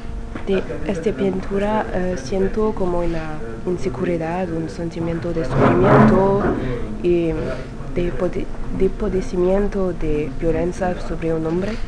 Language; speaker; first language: Spanish; non-native, learner; French